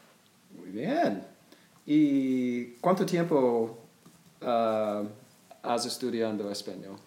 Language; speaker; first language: Spanish; non-native, learner; English